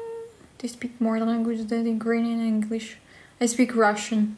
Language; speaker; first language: English; non-native, learner; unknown